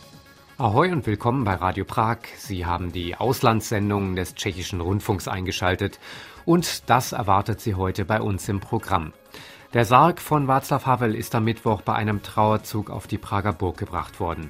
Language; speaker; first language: German; native; German